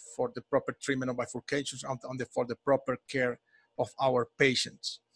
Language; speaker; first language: English; non-native, fluent; Spanish